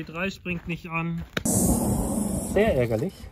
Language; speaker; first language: German; native; German